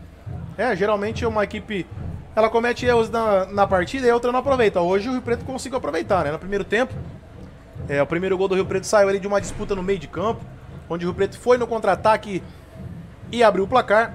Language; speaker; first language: Portuguese; native; Portuguese